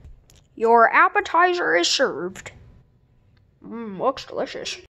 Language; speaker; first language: English; native; English